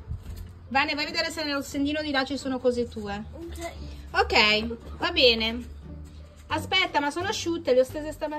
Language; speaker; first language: Italian; native; Italian